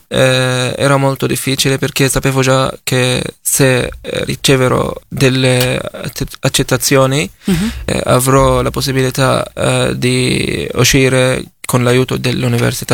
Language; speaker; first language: Italian; non-native, fluent; Arabic